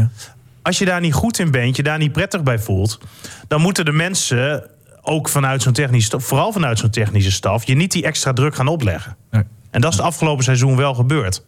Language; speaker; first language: Dutch; native; Dutch